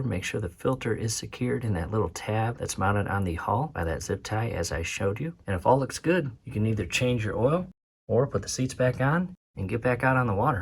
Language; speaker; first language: English; native; English